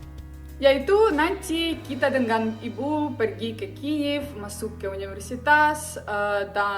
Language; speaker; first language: Indonesian; non-native, learner; Ukrainian